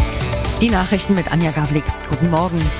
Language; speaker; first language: German; native; German